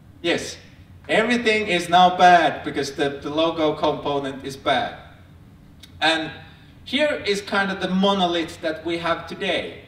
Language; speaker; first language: English; non-native, fluent; Finnish